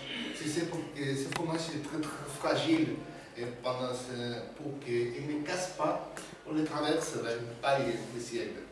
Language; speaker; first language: French; non-native, learner; Spanish